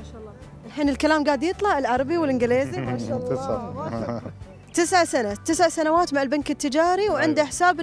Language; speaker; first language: Arabic; native; Arabic